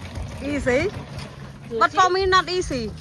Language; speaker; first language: English; non-native, learner; Khmer